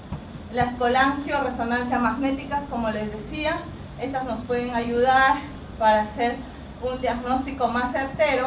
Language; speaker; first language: Spanish; native; Spanish